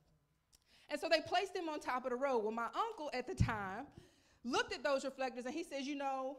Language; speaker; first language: English; native; English